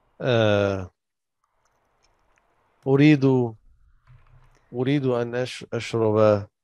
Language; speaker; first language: Arabic; non-native, learner; English